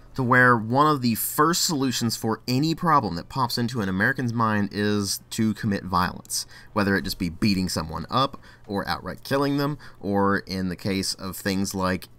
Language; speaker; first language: English; native; English